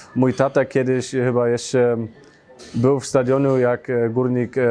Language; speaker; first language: Polish; early bilingual, heritage; Polish